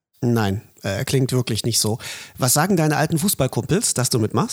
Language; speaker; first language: German; native; German